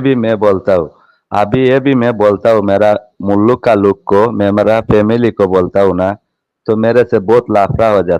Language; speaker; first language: Hindi; non-native, learner; Bangla